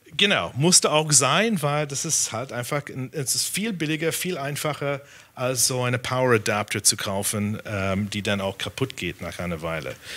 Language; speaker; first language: German; non-native, fluent; English